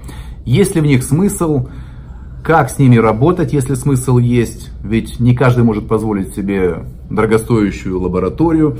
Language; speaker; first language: Russian; native; Russian